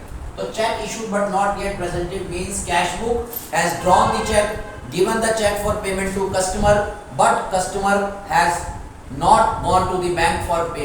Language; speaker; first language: English; non-native, local second language; Hindi